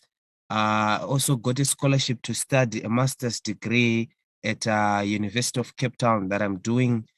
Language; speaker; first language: English; non-native, local second language; Shona